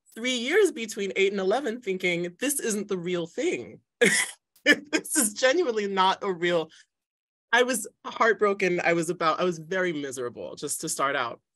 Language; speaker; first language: English; native; English